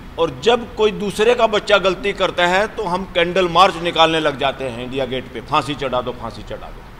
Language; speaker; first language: Hindi; native; Hindi